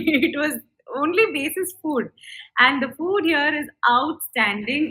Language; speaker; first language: English; non-native, local second language; Tamil